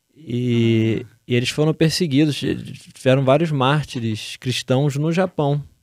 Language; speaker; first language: Portuguese; native; Portuguese